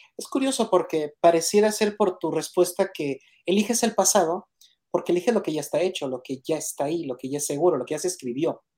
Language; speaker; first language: Spanish; native; Spanish